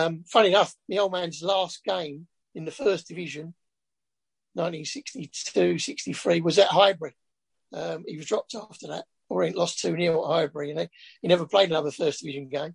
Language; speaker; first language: English; native; English